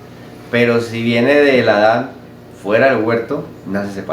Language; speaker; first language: Spanish; native; Spanish